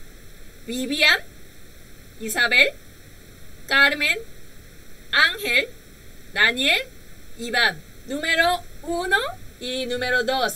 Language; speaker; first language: Spanish; non-native, learner; Korean